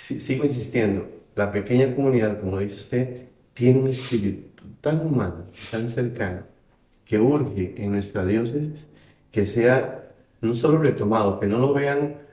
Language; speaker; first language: Spanish; native; Spanish